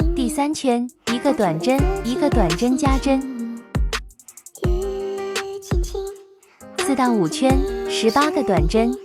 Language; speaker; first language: Chinese; native; Chinese